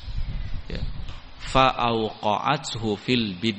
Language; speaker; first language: Arabic; non-native, fluent; Indonesian